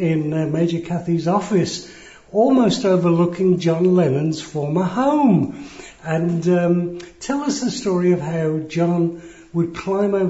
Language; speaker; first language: English; native; English